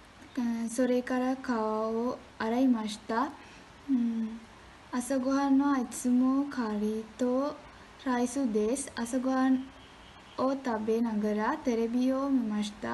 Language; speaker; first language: Japanese; non-native, learner; Sinhala